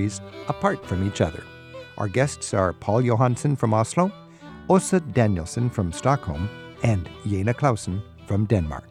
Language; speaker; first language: English; native; English